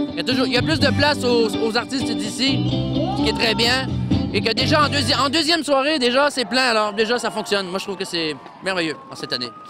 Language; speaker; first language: French; native; French